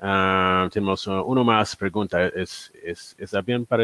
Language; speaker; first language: Spanish; non-native, learner; English